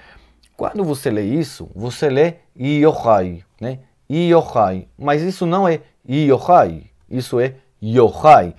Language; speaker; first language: Portuguese; non-native, fluent; Hebrew